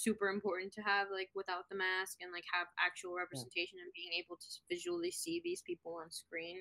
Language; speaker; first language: English; native; English